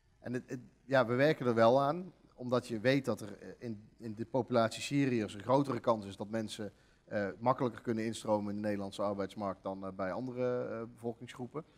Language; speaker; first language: Dutch; native; Dutch